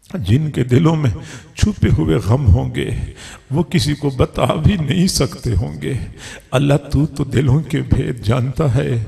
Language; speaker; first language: Urdu; non-native, local second language; Punjabi